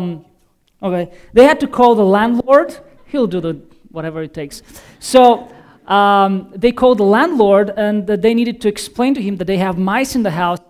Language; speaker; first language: English; non-native, fluent; Bulgarian